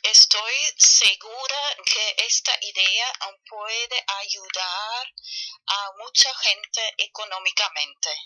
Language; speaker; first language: Spanish; non-native, fluent; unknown